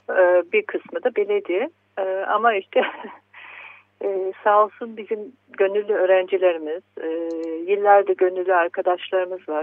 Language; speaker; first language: Turkish; non-native, fluent; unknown